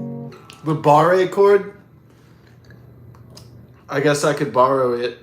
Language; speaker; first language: English; native; English